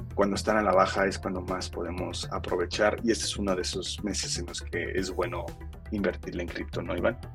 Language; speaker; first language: Spanish; early bilingual, heritage; Spanish